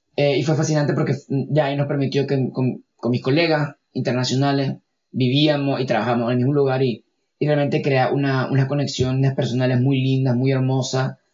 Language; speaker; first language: Spanish; native; Spanish